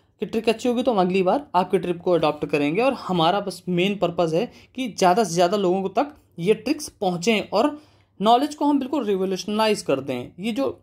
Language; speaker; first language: Hindi; native; Hindi